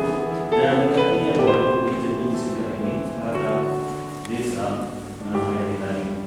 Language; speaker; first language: Indonesian; non-native, fluent; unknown